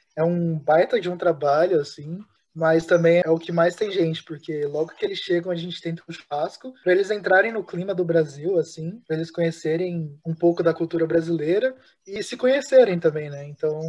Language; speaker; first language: Portuguese; native; Portuguese